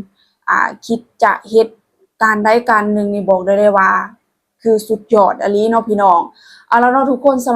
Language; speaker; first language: Thai; non-native, local second language; Lao